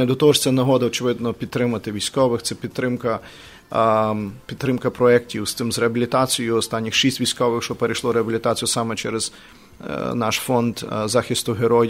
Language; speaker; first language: Ukrainian; native; Ukrainian